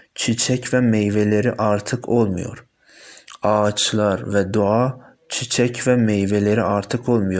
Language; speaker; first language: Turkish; non-native, fluent; Persian